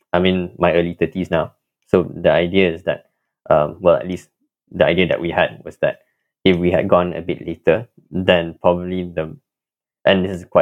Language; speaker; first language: English; non-native, local second language; Malay